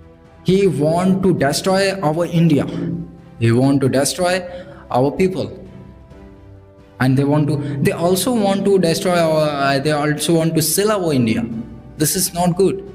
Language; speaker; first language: English; non-native, learner; Bhojpuri